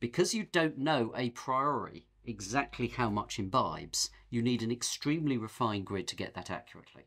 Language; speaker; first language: English; native; English